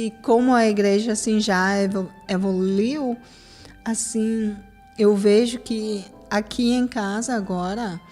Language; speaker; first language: Portuguese; non-native, fluent; English